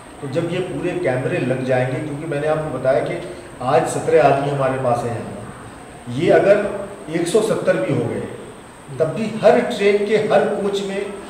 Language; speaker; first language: Hindi; native; Hindi